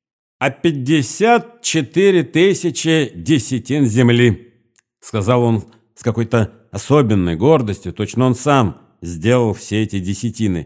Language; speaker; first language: Russian; native; Russian